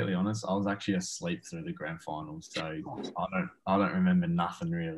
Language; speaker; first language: English; native; English